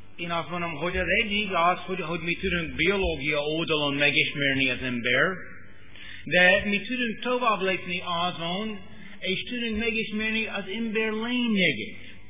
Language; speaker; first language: Hungarian; non-native, fluent; English